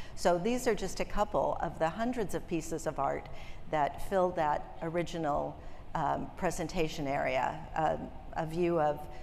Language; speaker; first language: English; native; English